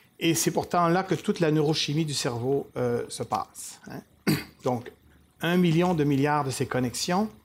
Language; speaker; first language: French; native; French